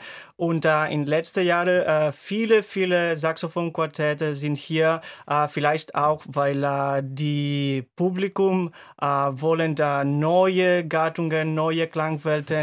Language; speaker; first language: German; non-native, fluent; Spanish